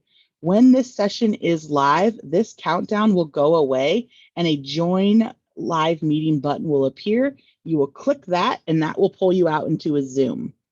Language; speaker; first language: English; native; English